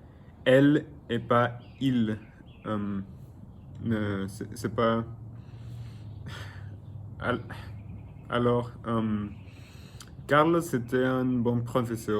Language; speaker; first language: French; non-native, learner; Spanish